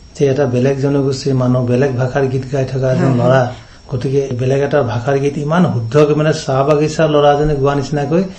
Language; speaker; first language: Assamese; non-native, local second language; Sadri